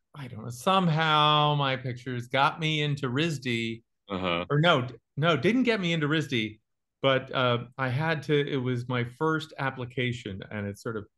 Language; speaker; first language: English; native; English